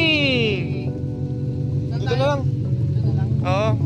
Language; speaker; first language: Filipino; native; Filipino